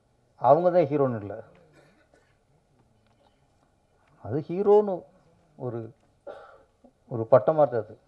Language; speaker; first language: Tamil; native; Tamil